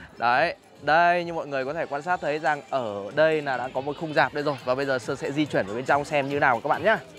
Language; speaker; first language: Vietnamese; native; Vietnamese